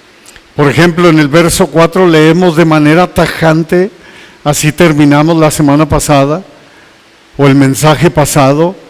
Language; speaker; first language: Spanish; native; Spanish